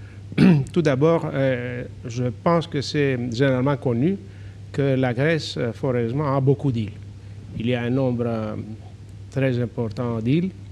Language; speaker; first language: French; non-native, fluent; Greek